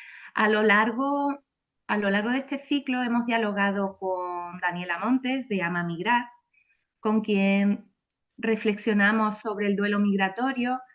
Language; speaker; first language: Spanish; native; Spanish